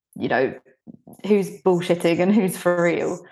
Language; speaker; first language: English; early bilingual, other home language; Bulgarian